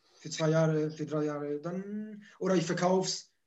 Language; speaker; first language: German; early bilingual, other home language; Polish